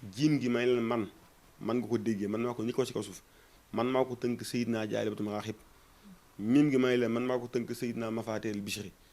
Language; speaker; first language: Wolof; non-native, local second language; Fula